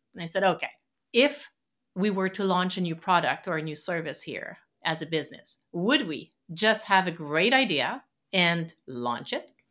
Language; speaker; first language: English; non-native, fluent; French